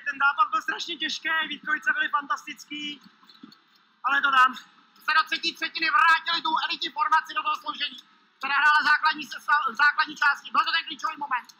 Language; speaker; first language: Czech; native; Czech